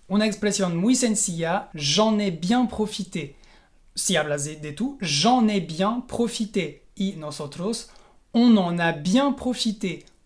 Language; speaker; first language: Spanish; non-native, fluent; French